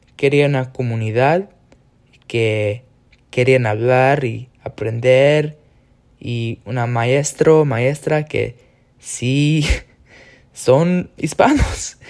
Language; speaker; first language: Spanish; early bilingual, heritage; Spanish